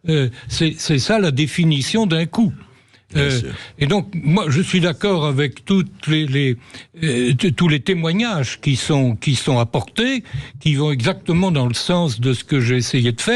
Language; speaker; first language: French; native; French